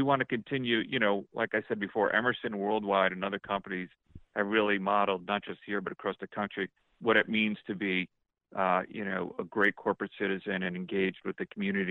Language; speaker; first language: English; native; English